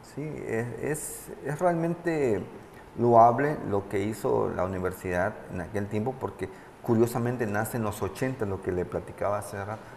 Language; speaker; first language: Spanish; non-native, local second language; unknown